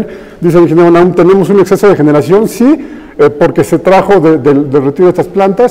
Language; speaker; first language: Spanish; native; Spanish